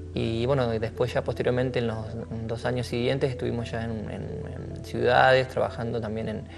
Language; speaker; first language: Spanish; native; Spanish